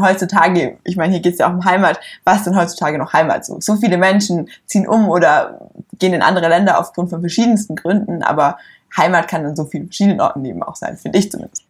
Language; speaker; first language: German; native; German